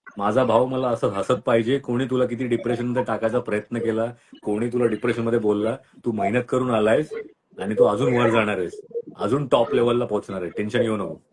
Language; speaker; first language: Marathi; native; Marathi